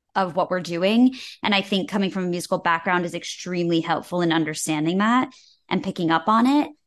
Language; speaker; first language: English; native; English